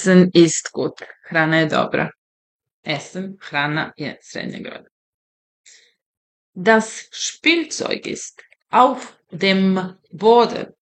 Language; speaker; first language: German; non-native, fluent; Serbian